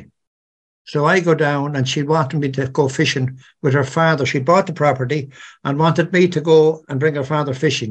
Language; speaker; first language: English; native; English